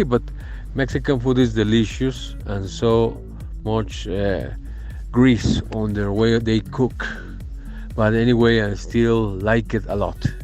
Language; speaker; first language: English; non-native, learner; Spanish